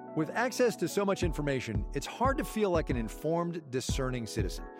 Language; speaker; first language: English; non-native, fluent; German